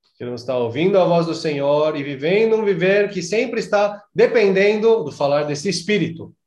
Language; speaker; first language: Portuguese; non-native, fluent; Korean